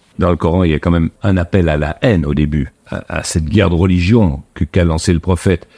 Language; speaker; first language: French; native; French